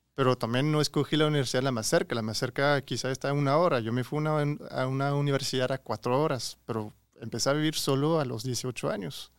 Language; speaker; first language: Spanish; non-native, fluent; French